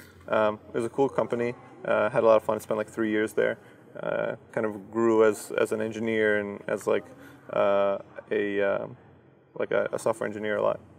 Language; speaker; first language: English; early bilingual, other home language; Russian